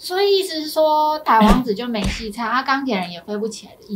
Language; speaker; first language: Chinese; native; Chinese